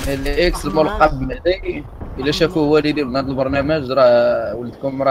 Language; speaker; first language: Arabic; native; Arabic